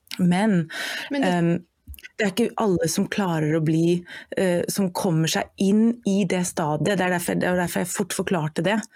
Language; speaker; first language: Norwegian; non-native, fluent; German